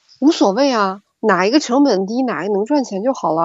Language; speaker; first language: Chinese; native; Chinese